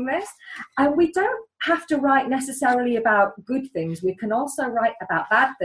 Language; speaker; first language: English; native; English